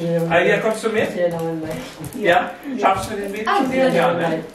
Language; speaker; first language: German; native; German